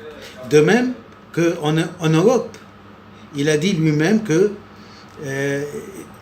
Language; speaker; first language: French; non-native, local second language; Arabic